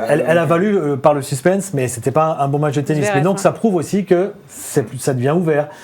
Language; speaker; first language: French; native; French